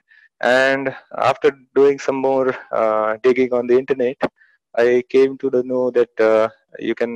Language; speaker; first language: English; non-native, local second language; Marathi